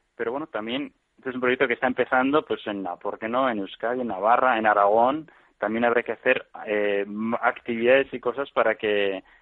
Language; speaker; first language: Spanish; native; Spanish